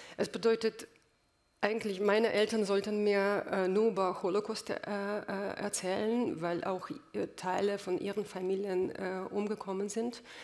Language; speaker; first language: German; non-native, fluent; Russian